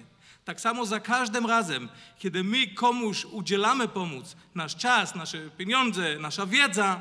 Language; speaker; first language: Polish; non-native, learner; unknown